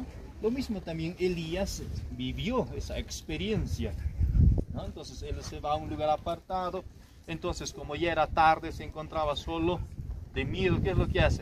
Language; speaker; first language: Spanish; native; Spanish